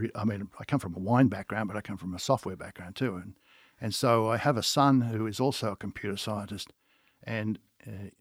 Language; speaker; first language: English; native; English